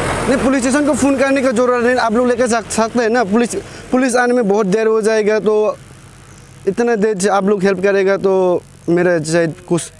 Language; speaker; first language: Hindi; non-native, local second language; Kok Borok